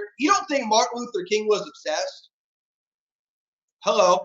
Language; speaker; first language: English; native; English